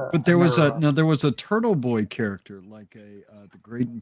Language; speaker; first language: English; native; English